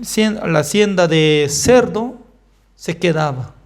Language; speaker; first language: Spanish; non-native, fluent; Korean